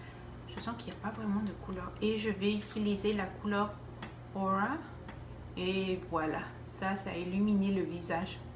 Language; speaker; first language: French; non-native, fluent; Spanish